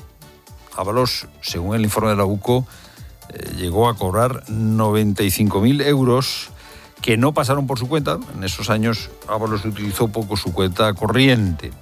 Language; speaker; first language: Spanish; native; Spanish